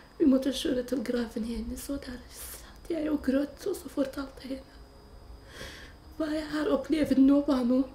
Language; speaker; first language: Norwegian; non-native, learner; Kurdish